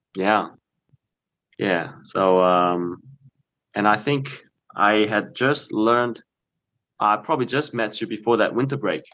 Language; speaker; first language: English; early bilingual, other home language; Korean